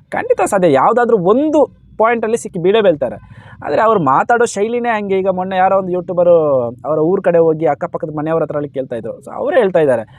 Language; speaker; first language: Kannada; native; Kannada